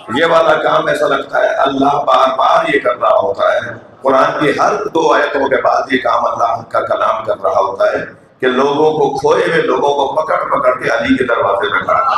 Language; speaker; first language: Urdu; native; Urdu